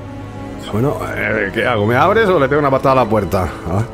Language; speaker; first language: Spanish; native; Spanish